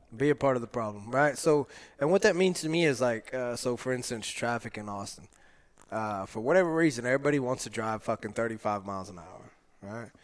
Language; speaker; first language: English; native; English